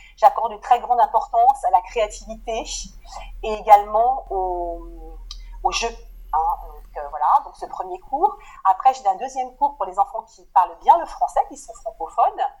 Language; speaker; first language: French; native; French